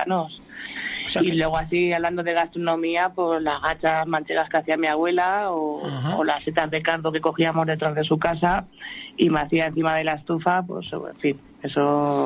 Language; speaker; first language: Spanish; native; Spanish